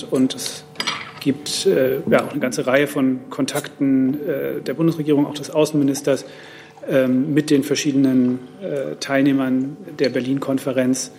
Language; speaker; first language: German; native; German